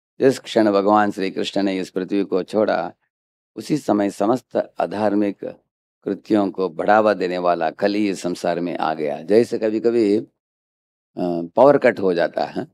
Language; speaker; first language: Hindi; native; Hindi